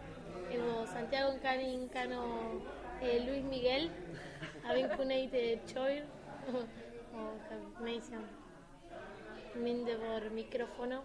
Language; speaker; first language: Welsh; non-native, learner; Spanish